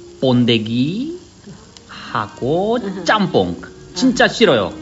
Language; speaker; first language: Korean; non-native, learner; Czech